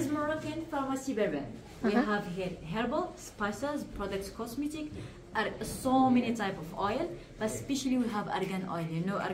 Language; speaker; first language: English; non-native, learner; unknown